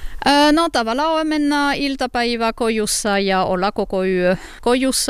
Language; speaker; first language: Finnish; non-native, learner; French